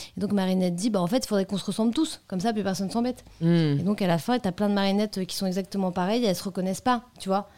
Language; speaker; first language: French; native; French